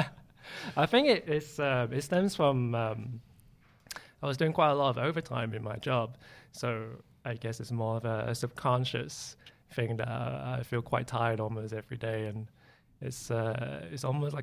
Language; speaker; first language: English; native; English